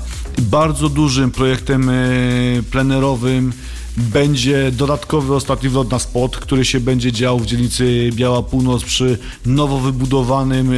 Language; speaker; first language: Polish; native; Polish